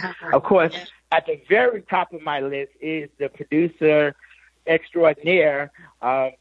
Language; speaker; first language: English; native; English